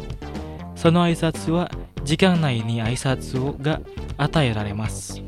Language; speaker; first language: Japanese; non-native, fluent; Indonesian